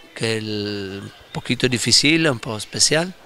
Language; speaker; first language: Spanish; non-native, learner; Italian